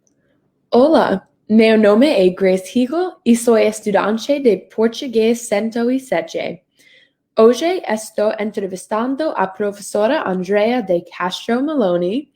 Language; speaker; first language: Portuguese; non-native, learner; English